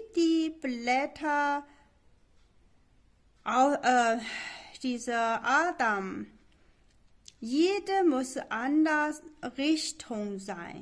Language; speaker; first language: German; non-native, learner; Chinese